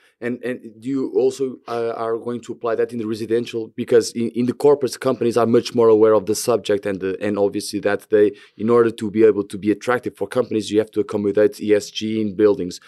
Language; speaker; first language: English; non-native, fluent; Portuguese